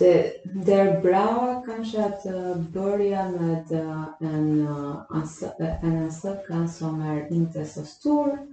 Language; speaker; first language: Swedish; non-native, fluent; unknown